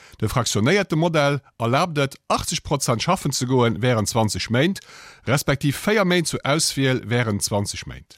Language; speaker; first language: Luxembourgish; native; Luxembourgish